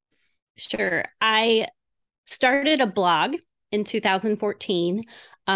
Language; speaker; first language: English; native; English